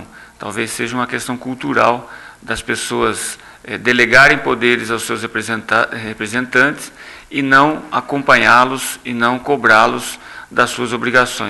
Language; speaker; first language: Portuguese; native; Portuguese